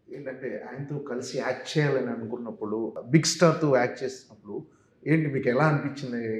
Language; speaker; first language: Telugu; native; Telugu